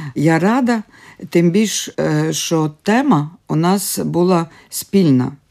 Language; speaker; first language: Ukrainian; early bilingual, other home language; Latvian